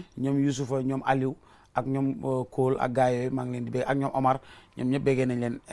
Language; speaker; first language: Wolof; native; Wolof